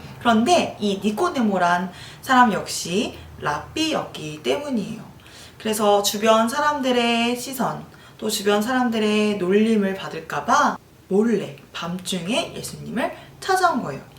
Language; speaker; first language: Korean; native; Korean